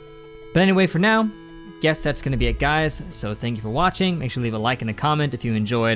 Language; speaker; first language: English; native; English